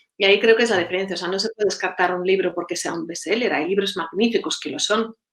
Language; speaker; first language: Spanish; non-native, fluent; Russian